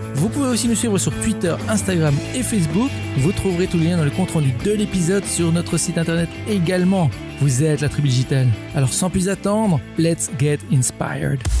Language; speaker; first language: French; native; French